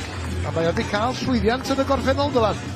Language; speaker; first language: Welsh; native; Welsh